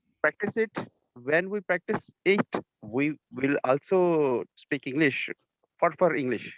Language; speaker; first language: English; non-native, learner; Urdu